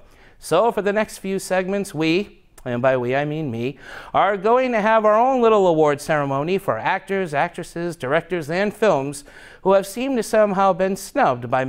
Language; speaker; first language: English; native; English